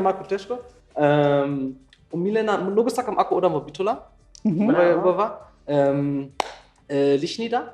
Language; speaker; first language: Macedonian; non-native, learner; German